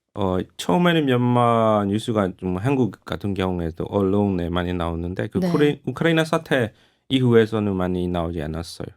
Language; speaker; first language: Korean; non-native, fluent; Burmese